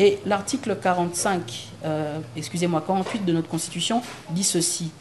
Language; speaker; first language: French; non-native, local second language; Lingala